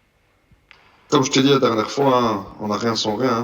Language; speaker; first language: French; native; French